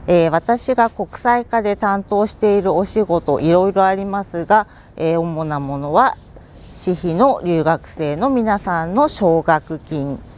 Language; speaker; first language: Japanese; native; Japanese